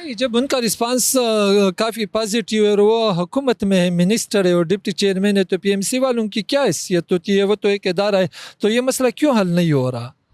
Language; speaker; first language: Urdu; non-native, local second language; Pashto